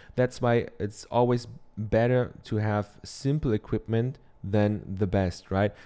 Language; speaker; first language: English; non-native, fluent; German